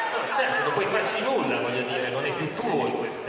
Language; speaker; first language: Italian; native; Italian